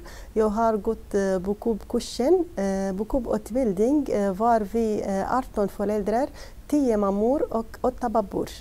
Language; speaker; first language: Swedish; non-native, learner; Arabic